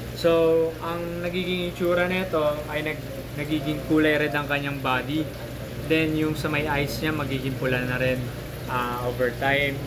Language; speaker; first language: Filipino; native; Filipino